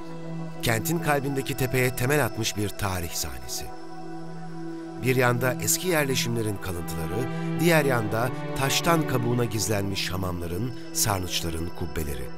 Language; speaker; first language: Turkish; native; Turkish